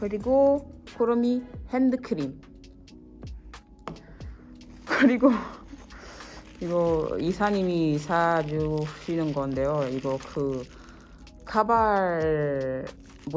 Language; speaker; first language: Korean; non-native, fluent; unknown